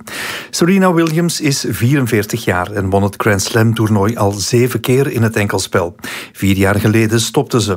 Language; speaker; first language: Dutch; native; Dutch